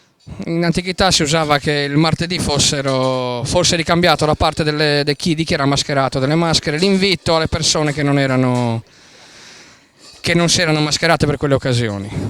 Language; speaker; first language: Italian; native; Italian